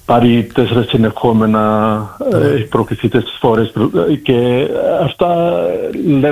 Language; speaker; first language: Greek; early bilingual, heritage; Greek